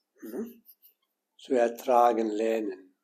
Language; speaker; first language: German; non-native, learner; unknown